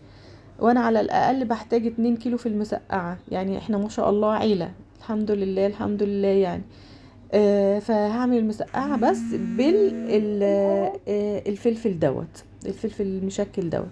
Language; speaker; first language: Arabic; native; Arabic